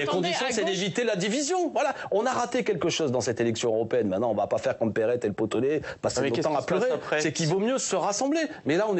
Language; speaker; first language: French; native; French